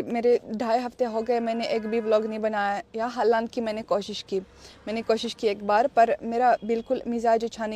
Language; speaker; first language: Hindi; non-native, learner; Russian